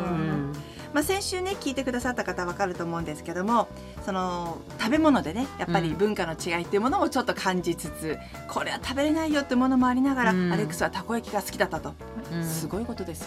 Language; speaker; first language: Japanese; native; Japanese